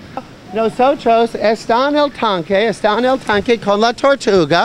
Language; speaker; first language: Spanish; non-native, learner; English